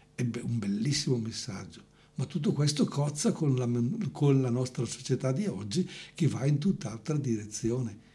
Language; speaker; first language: Italian; native; Italian